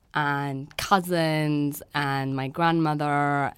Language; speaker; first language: English; early bilingual, other home language; Persian